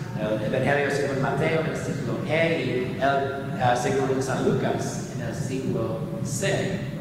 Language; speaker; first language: Spanish; non-native, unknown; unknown